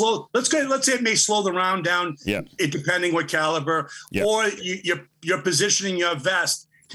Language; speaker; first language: English; native; English